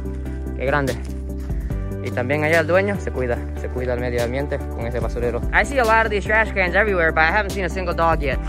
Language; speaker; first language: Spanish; non-native, fluent; Japanese